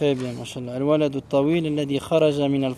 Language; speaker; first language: Arabic; non-native, learner; French